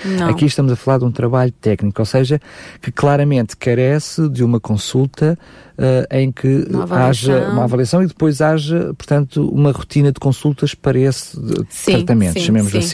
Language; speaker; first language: Portuguese; native; Portuguese